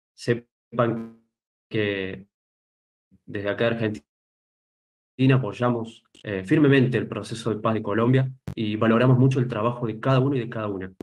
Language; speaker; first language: Spanish; native; Spanish